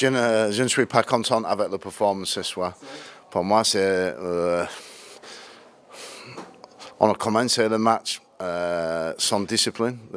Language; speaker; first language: French; non-native, learner; English